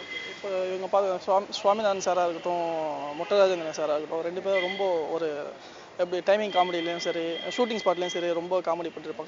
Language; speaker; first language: Tamil; native; Tamil